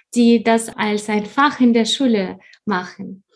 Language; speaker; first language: German; non-native, fluent; Russian